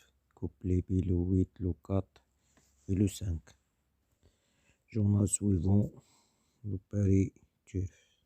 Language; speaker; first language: French; non-native, learner; Arabic